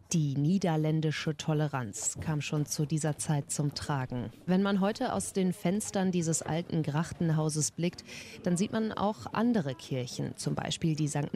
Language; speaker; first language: German; native; German